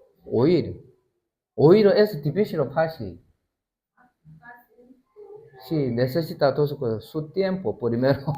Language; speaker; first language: Spanish; non-native, learner; Korean